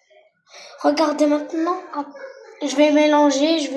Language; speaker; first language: French; non-native, local second language; Arabic